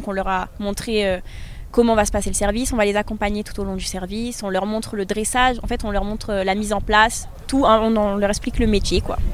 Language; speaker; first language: French; native; French